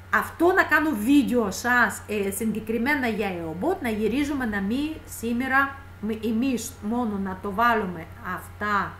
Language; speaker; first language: Greek; non-native, fluent; Russian